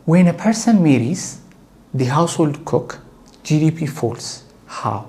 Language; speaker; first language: English; non-native, local second language; Amharic